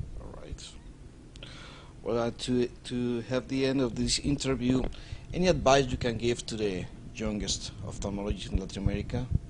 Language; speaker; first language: English; non-native, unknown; Spanish